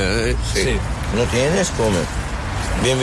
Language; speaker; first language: Spanish; non-native, learner; Arabic